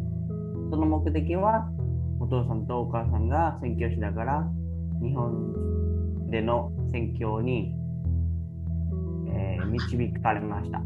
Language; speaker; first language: Japanese; early bilingual, other home language; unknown